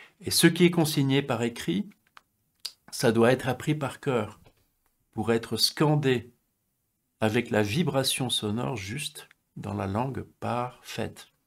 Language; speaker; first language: French; native; French